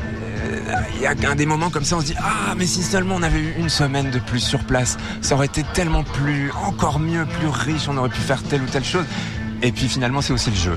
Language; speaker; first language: French; native; French